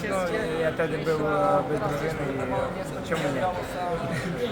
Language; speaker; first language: Polish; non-native, learner; Ukrainian